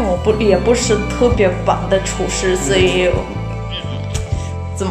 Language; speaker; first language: Chinese; non-native, fluent; Russian